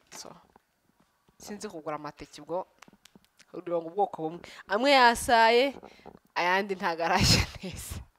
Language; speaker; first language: Kinyarwanda; early bilingual, heritage; Kinyarwanda